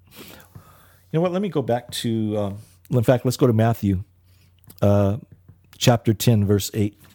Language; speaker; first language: English; early bilingual, other home language; Filipino